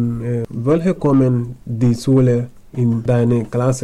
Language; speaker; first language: German; non-native, learner; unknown